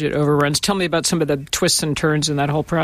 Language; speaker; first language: English; native; English